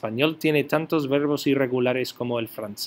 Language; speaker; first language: Spanish; non-native, fluent; English